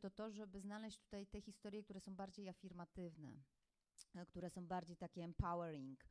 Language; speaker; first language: Polish; native; Polish